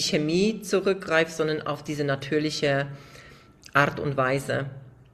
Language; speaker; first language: German; native; German